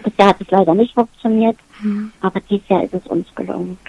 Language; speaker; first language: German; native; German